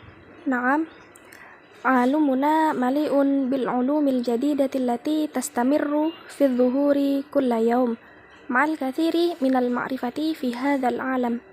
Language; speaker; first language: Arabic; non-native, learner; Indonesian